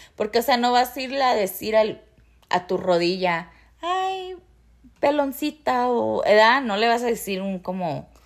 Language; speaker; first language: Spanish; early bilingual, heritage; Spanish